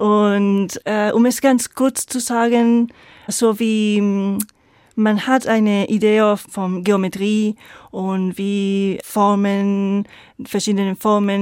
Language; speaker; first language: German; non-native, fluent; Spanish